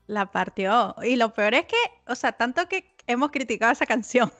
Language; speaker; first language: Spanish; native; Spanish